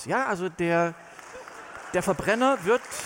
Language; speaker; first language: German; native; German